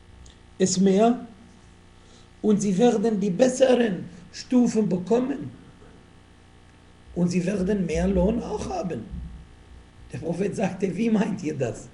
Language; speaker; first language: German; non-native, fluent; Arabic